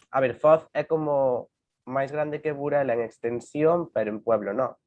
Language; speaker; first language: Galician; native; Galician